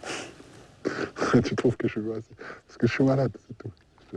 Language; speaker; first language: French; non-native, fluent; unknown